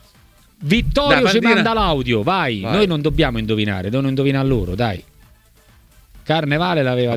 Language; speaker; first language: Italian; native; Italian